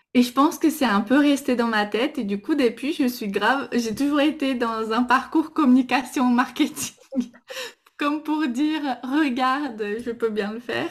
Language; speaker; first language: French; non-native, fluent; Portuguese